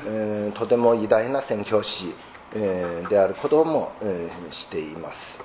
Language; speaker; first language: Japanese; non-native, fluent; Chinese